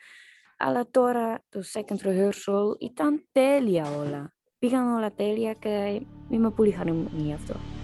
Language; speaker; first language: Greek; early bilingual, heritage; Dutch